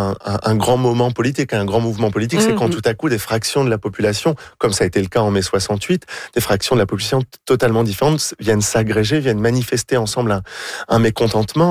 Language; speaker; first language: French; native; French